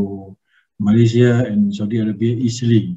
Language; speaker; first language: English; non-native, learner; Indonesian